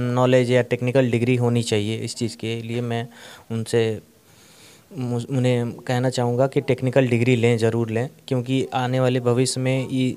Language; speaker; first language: Hindi; native; Hindi